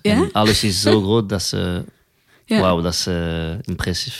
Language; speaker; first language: Dutch; non-native, local second language; French